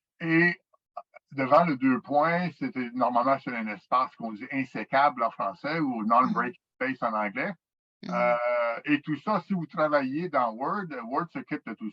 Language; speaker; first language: French; native; French